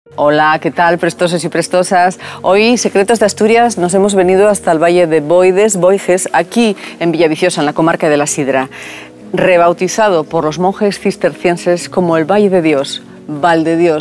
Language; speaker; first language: Spanish; native; Spanish